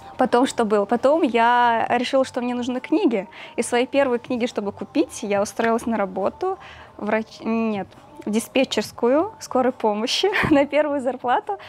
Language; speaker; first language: Russian; early bilingual, other home language; Azerbaijani